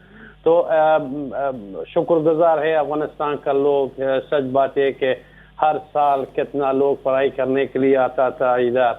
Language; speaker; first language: Hindi; non-native, learner; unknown